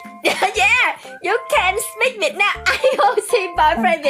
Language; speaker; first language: English; non-native, learner; Vietnamese